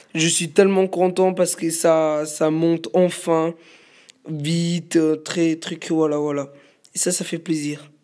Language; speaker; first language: French; native; French